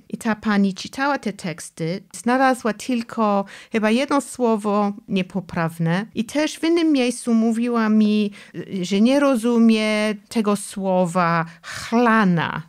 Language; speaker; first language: Polish; non-native, fluent; English